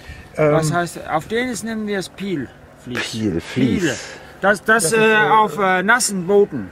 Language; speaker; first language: German; non-native, learner; Danish